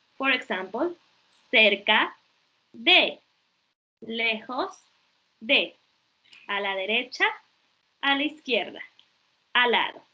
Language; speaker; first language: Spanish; non-native, learner; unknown